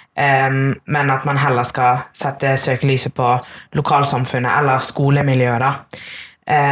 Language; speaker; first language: Norwegian; early bilingual, other home language; Tamil